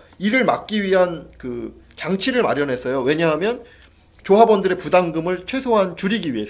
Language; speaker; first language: Korean; native; Korean